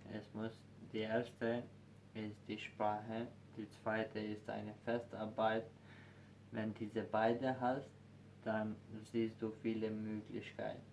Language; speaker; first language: German; non-native, learner; Albanian